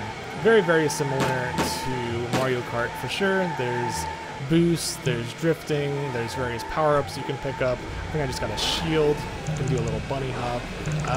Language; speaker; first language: English; native; English